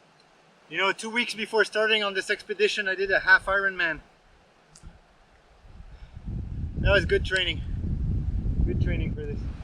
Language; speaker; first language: English; non-native, local second language; French